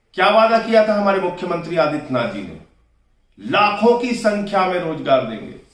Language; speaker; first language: Hindi; native; Hindi